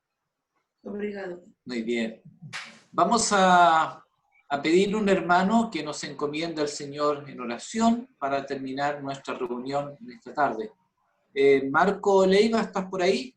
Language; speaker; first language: Spanish; native; Spanish